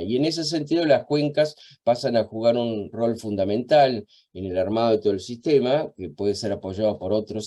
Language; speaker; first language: Spanish; native; Spanish